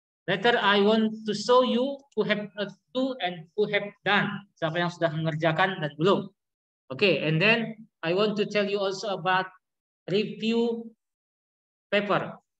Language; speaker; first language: English; non-native, learner; Indonesian